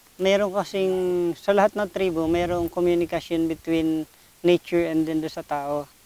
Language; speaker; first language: Filipino; non-native, local second language; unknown